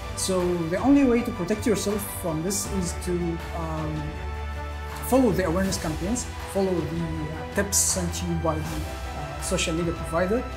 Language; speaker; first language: English; early bilingual, other home language; Arabic